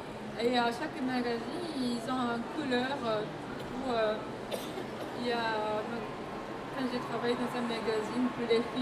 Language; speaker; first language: French; non-native, fluent; Japanese